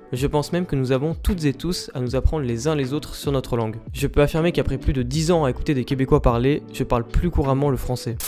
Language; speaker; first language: French; early bilingual, other home language; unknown